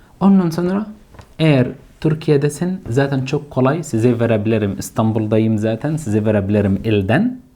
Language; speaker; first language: Turkish; non-native, fluent; Arabic